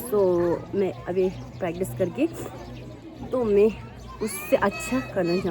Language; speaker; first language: Hindi; non-native, local second language; Tibetan